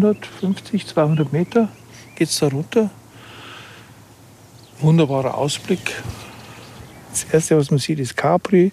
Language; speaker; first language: German; native; German